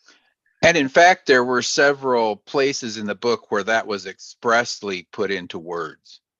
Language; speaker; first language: English; native; English